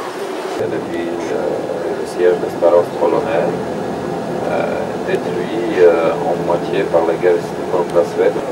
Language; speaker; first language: French; non-native, fluent; Polish